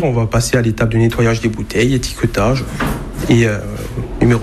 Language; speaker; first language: French; native; French